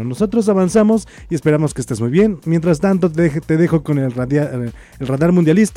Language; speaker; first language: Spanish; native; Spanish